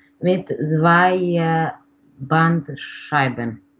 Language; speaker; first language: German; non-native, learner; Romanian